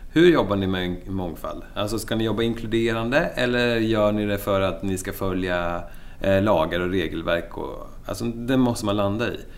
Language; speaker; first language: Swedish; native; Swedish